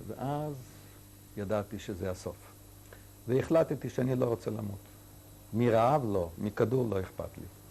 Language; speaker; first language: Hebrew; non-native, fluent; Yiddish